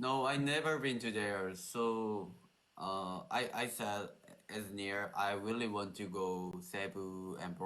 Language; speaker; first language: English; non-native, learner; Korean